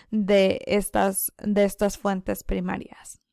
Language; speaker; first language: Spanish; early bilingual, other home language; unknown